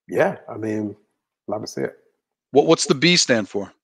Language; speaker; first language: English; native; English